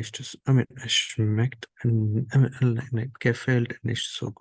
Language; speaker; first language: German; non-native, learner; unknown